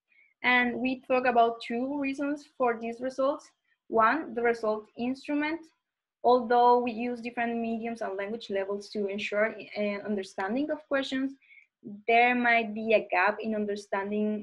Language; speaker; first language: English; non-native, fluent; Spanish